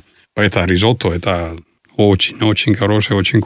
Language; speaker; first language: Russian; non-native, learner; Italian